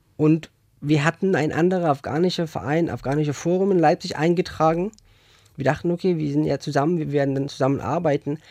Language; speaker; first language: German; non-native, fluent; Persian